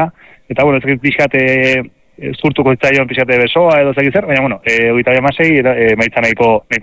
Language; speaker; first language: Basque; native; Basque